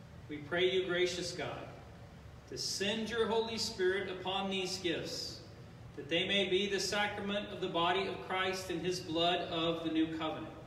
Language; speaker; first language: English; native; English